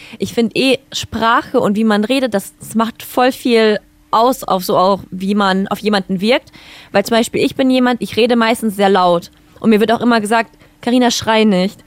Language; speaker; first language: German; native; German